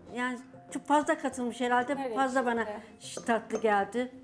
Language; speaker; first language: Turkish; native; Turkish